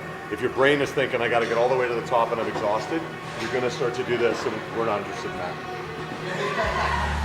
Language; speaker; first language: English; native; English